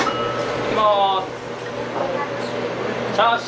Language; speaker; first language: Japanese; native; Japanese